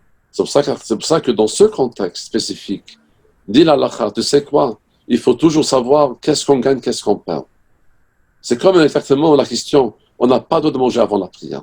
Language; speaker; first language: French; non-native, fluent; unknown